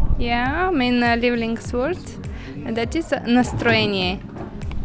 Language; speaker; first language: Dutch; non-native, fluent; Bulgarian